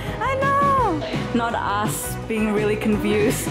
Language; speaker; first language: English; non-native, fluent; Indonesian